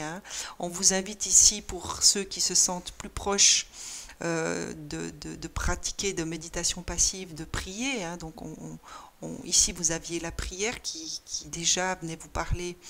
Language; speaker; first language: French; native; French